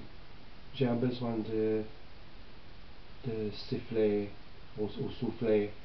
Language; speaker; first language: French; non-native, learner; English